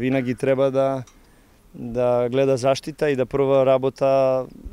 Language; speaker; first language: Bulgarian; non-native, learner; Serbian